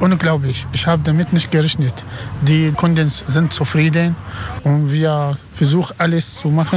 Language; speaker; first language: German; non-native, learner; Arabic